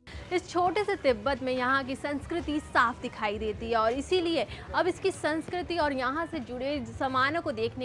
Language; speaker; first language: Hindi; native; Hindi